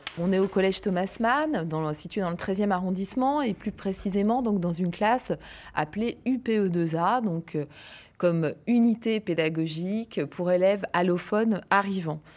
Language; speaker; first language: French; native; French